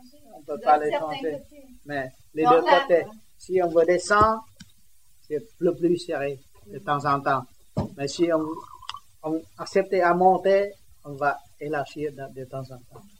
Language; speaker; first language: French; non-native, learner; Vietnamese